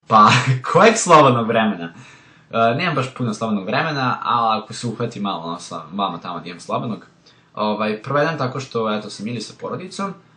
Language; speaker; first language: Serbian; native; Serbian